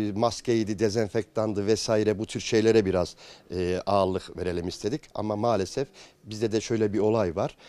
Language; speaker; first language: Turkish; native; Turkish